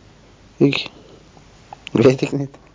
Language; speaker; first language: Dutch; non-native, learner; Turkish